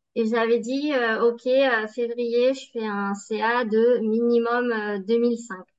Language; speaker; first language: French; native; French